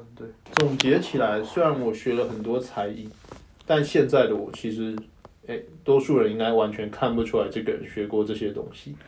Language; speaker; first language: Chinese; non-native, local second language; Min Nan Chinese